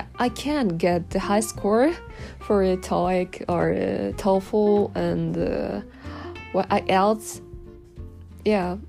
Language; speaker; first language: English; non-native, learner; Japanese